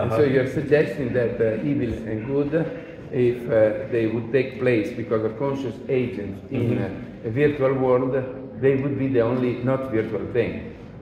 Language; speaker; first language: English; non-native, fluent; Italian